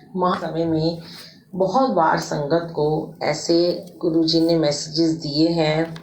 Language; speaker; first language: Hindi; non-native, local second language; Punjabi